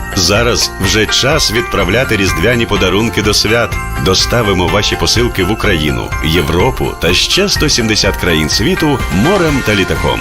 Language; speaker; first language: Ukrainian; native; Ukrainian